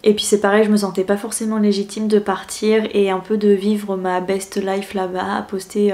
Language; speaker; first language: French; native; French